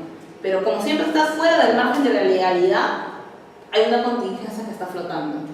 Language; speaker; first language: Spanish; native; Spanish